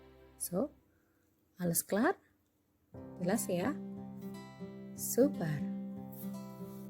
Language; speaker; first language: German; non-native, fluent; Indonesian